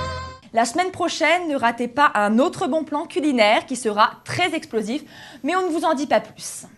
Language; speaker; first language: French; native; French